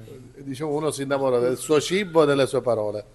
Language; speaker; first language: Italian; native; Italian